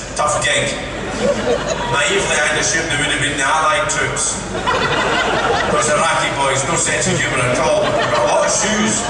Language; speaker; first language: English; native; English